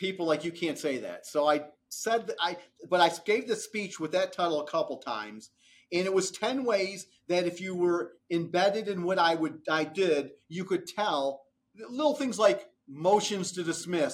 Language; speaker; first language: English; native; English